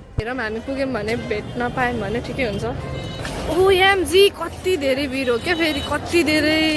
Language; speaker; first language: Nepali; non-native, local second language; Maithili